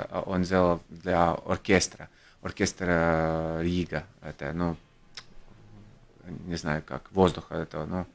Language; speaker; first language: Russian; non-native, local second language; Latvian